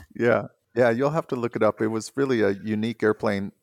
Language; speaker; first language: English; native; English